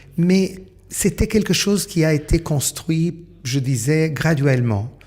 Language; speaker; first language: French; non-native, fluent; Portuguese